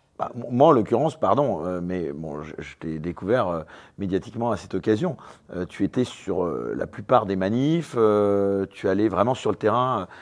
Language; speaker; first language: French; native; French